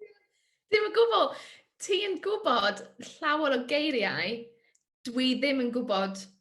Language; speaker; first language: Welsh; non-native, learner; English